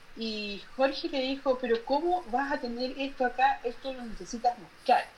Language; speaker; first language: Spanish; native; Spanish